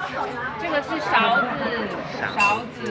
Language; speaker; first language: Chinese; non-native, fluent; Hmong